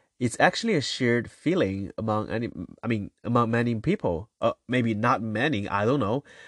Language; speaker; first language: English; non-native, fluent; Chinese